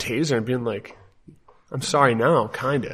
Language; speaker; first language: English; native; English